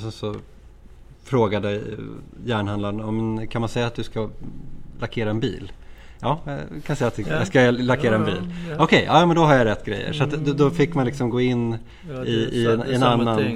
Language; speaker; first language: Swedish; native; Swedish